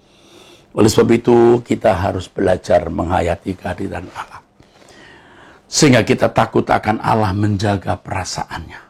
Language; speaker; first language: Indonesian; native; Indonesian